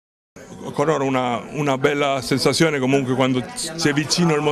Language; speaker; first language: Italian; native; Italian